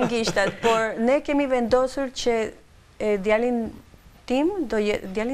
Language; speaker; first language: Albanian; non-native, learner; Spanish